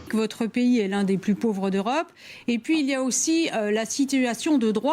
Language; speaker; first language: French; native; French